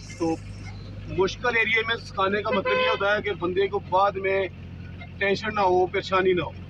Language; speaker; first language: Urdu; non-native, local second language; Pahari-Potwari